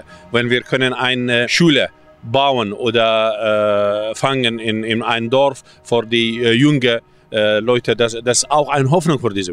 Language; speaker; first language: German; non-native, fluent; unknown